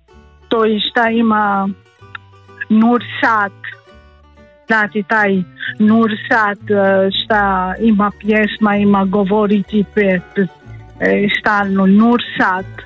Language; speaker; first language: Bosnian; non-native, learner; Arabic